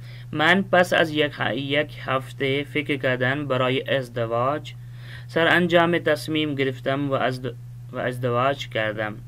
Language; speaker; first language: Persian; non-native, fluent; Urdu